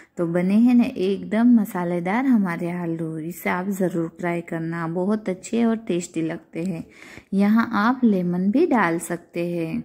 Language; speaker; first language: Hindi; non-native, local second language; Gujarati